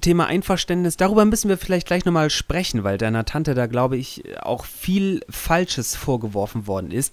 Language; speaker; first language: German; native; German